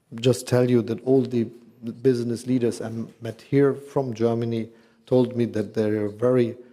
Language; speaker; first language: English; non-native, fluent; German